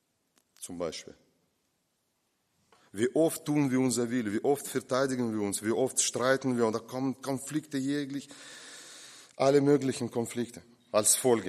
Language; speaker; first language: German; non-native, fluent; Russian